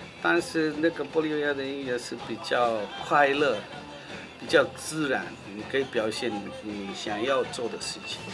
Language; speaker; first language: Chinese; non-native, learner; Spanish